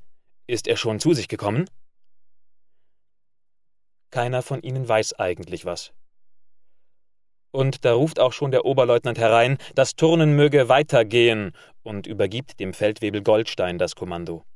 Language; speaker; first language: German; native; German